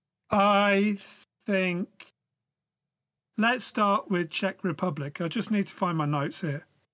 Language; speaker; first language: English; native; English